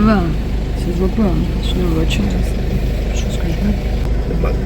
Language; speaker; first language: French; native; French